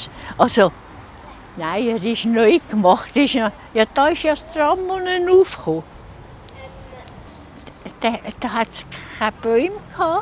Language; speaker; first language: German; native; German